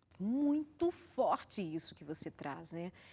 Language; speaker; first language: Portuguese; native; Portuguese